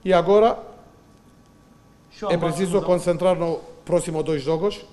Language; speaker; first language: Portuguese; non-native, learner; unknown